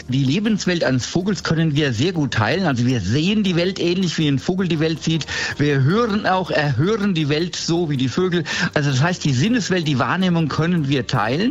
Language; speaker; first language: German; native; German